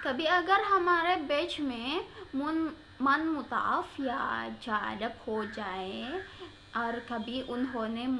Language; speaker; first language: Hindi; non-native, learner; Indonesian